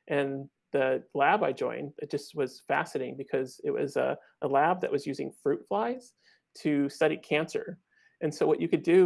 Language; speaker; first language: English; native; English